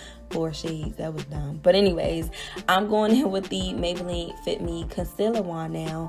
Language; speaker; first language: English; native; English